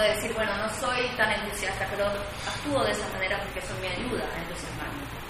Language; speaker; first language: Spanish; native; Spanish